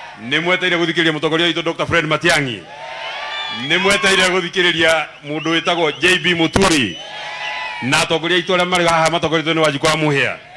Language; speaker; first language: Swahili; non-native, local second language; Kikuyu